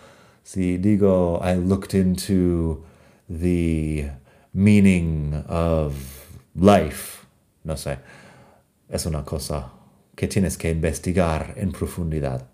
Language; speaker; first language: Spanish; non-native, fluent; English